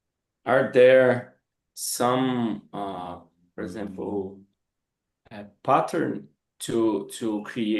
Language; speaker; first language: English; non-native, learner; Portuguese